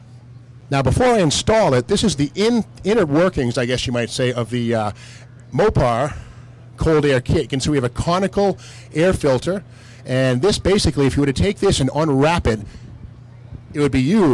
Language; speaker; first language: English; native; English